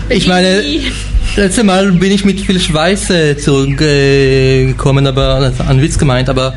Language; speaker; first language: German; non-native, fluent; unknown